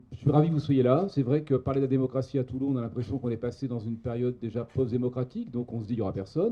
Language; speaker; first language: French; native; French